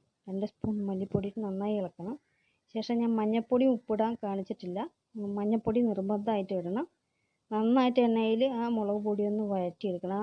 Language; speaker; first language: Malayalam; native; Malayalam